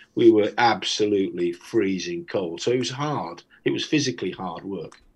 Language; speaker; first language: English; native; English